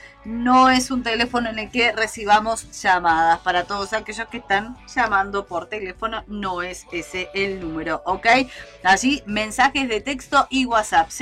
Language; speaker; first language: Spanish; native; Spanish